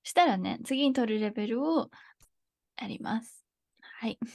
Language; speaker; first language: Japanese; early bilingual, heritage; Japanese